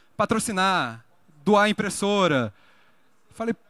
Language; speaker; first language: Portuguese; native; Portuguese